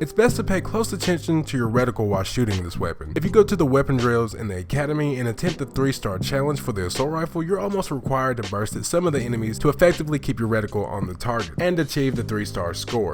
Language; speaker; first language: English; native; English